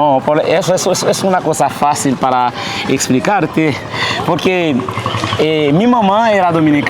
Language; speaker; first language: Spanish; early bilingual, heritage; Haitian Creole